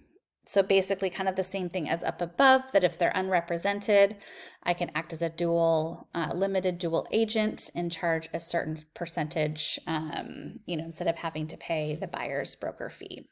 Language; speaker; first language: English; native; English